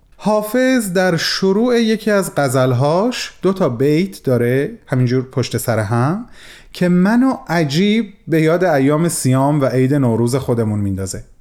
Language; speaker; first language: Persian; native; Persian